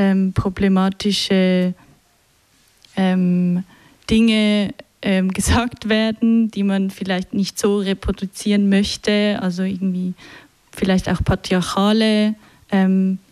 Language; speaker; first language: German; native; German